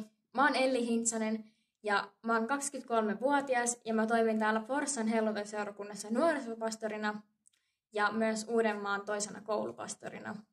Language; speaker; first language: Finnish; native; Finnish